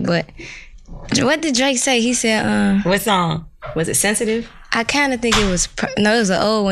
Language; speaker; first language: English; native; English